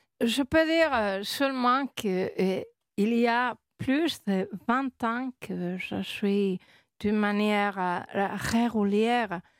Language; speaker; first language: French; non-native, learner; Spanish